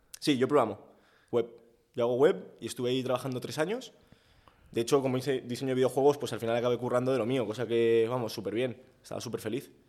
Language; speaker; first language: Spanish; native; Spanish